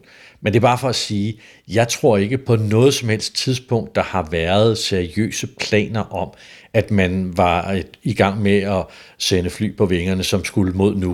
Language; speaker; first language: Danish; native; Danish